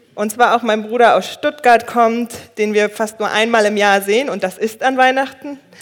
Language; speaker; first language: German; early bilingual, other home language; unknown